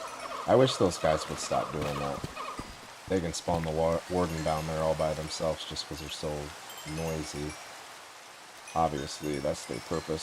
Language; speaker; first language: English; native; English